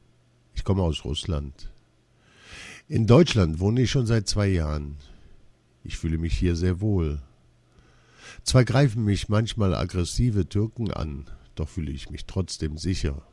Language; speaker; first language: German; early bilingual, other home language; Russian